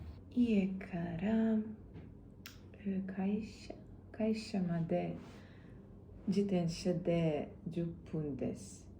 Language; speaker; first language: Japanese; non-native, learner; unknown